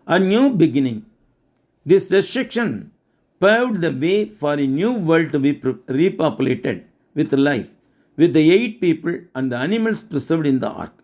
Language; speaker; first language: English; non-native, local second language; Tamil